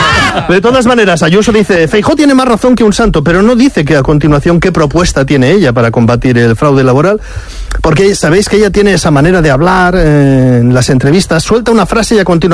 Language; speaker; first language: Spanish; native; Spanish